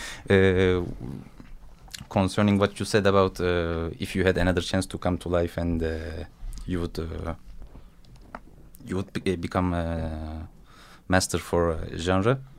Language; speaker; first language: English; non-native, fluent; Turkish